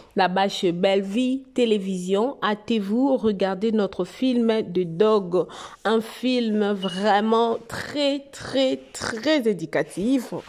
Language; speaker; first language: French; non-native, local second language; Lingala